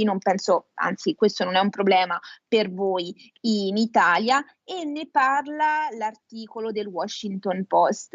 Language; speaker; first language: Italian; native; Italian